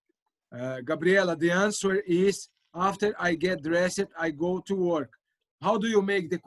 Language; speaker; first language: English; non-native, local second language; Portuguese